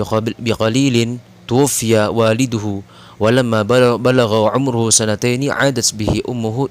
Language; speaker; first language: Arabic; non-native, learner; Indonesian